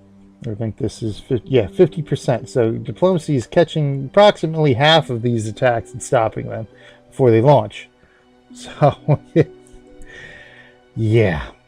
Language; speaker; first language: English; native; English